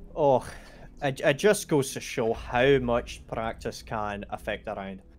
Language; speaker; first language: English; native; English